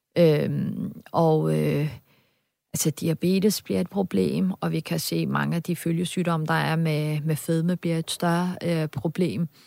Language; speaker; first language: Danish; early bilingual, other home language; Turkish